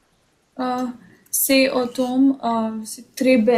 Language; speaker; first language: French; non-native, learner; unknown